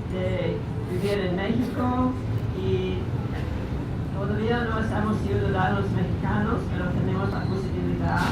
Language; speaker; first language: Spanish; non-native, learner; English